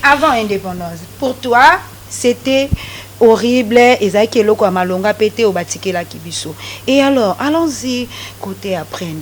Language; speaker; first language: French; non-native, local second language; Lingala